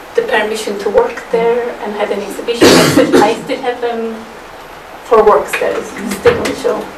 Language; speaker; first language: English; non-native, fluent; Turkish